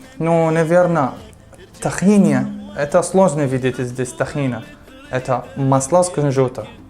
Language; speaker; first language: Russian; non-native, learner; Arabic